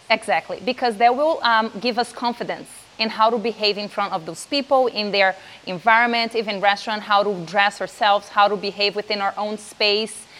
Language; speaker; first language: English; non-native, fluent; Portuguese